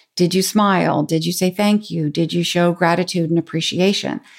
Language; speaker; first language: English; native; English